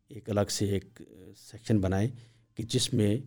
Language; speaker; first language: Urdu; native; Urdu